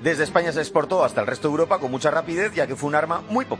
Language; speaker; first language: Spanish; native; Spanish